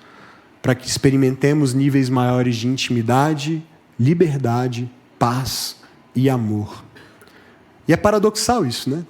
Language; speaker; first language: Portuguese; native; Portuguese